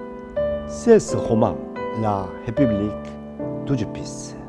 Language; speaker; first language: French; non-native, fluent; Korean